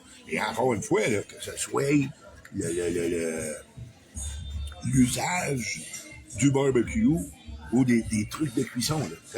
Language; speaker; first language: French; native; French